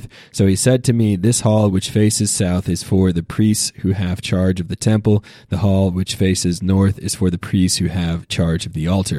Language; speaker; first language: English; native; English